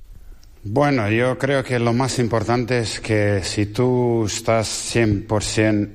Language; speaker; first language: Spanish; non-native, fluent; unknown